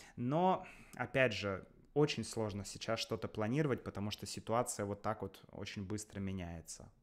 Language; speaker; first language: Russian; native; Russian